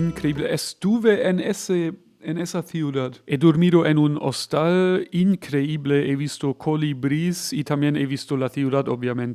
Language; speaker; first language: Spanish; non-native, fluent; German